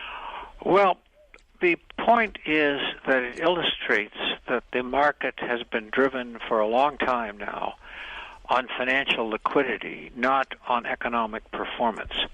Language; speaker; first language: English; native; English